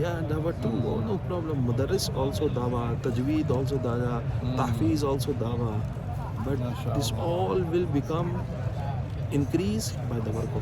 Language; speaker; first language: English; non-native, learner; Urdu